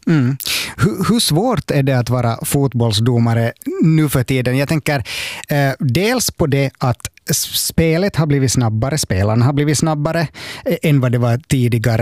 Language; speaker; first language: Swedish; native; Swedish